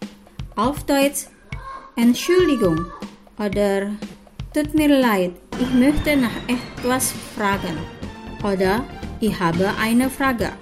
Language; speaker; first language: German; non-native, fluent; Indonesian